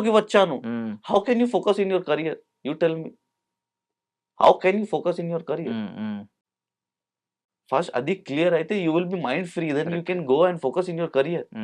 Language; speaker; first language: Telugu; non-native, local second language; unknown